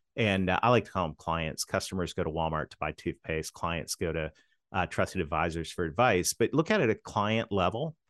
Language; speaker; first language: English; native; English